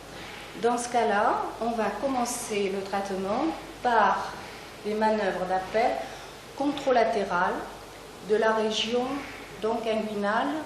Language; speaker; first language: French; native; French